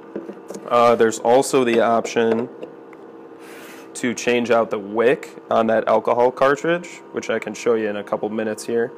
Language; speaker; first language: English; native; English